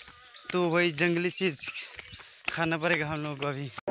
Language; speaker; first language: Hindi; non-native, local second language; Assamese